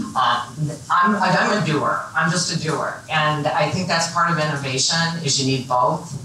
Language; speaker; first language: English; native; English